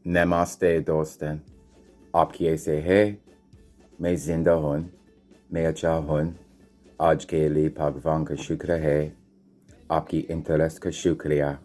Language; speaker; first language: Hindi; non-native, learner; English